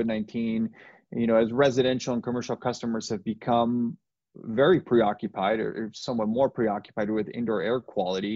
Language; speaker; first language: English; native; English